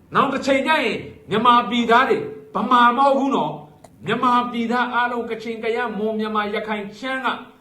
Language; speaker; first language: Burmese; native; Burmese